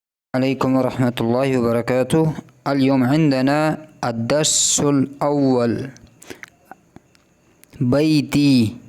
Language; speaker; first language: Arabic; non-native, fluent; Urdu